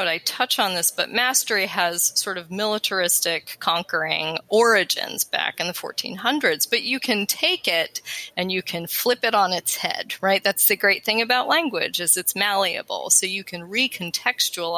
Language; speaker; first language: English; native; English